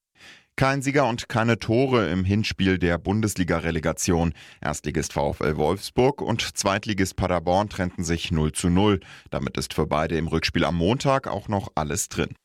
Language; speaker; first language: German; native; German